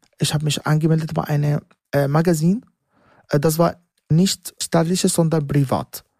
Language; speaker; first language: German; non-native, learner; Arabic